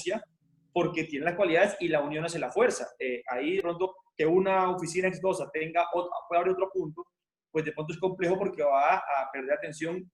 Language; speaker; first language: Spanish; native; Spanish